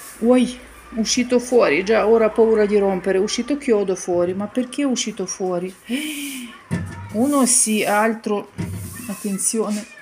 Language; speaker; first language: Italian; non-native, learner; Ukrainian